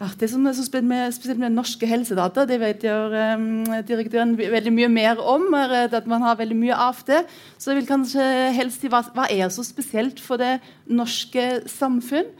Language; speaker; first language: Norwegian; non-native, fluent; German